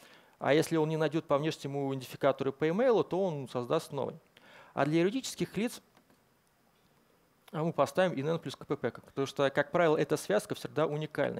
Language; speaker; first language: Russian; native; Russian